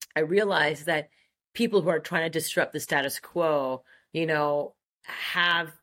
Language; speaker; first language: English; non-native, fluent; French